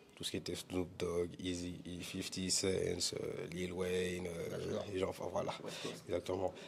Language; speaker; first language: French; native; French